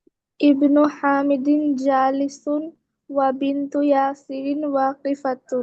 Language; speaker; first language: Arabic; non-native, learner; Bangla